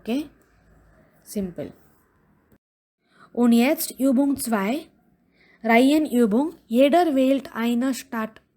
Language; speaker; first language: German; non-native, fluent; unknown